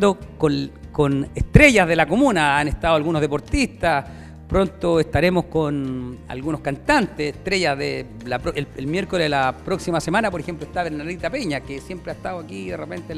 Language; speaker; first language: Spanish; native; Spanish